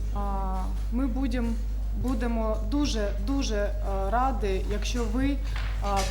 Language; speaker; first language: Ukrainian; non-native, local second language; Russian